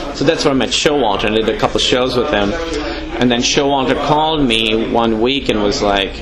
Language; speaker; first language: English; non-native, local second language; Urdu